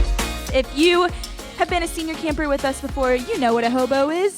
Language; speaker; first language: English; native; English